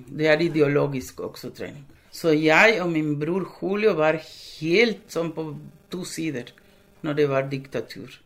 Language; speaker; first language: Norwegian; non-native, fluent; Spanish